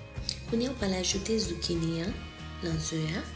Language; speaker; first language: French; non-native, local second language; Haitian Creole